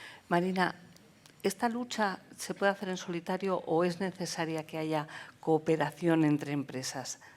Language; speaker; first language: Spanish; native; Spanish